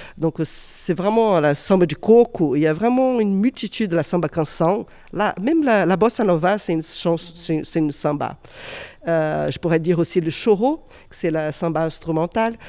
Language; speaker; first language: French; non-native, fluent; Portuguese